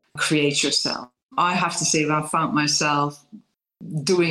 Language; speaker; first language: English; non-native, fluent; Dutch